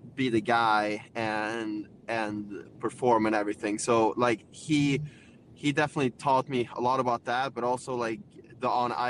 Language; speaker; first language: English; non-native, fluent; Swedish